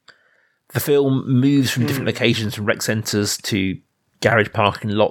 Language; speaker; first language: English; native; English